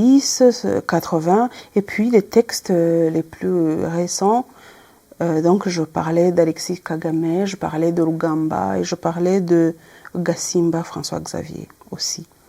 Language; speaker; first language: French; non-native, local second language; Kinyarwanda